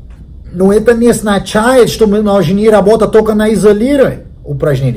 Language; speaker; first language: Russian; non-native, learner; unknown